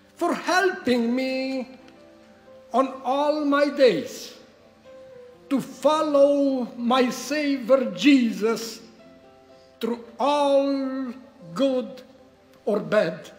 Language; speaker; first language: English; non-native, learner; Romanian